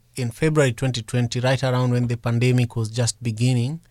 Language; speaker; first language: English; non-native, local second language; Luo (Kenya and Tanzania)